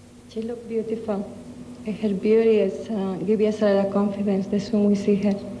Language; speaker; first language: English; non-native, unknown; Spanish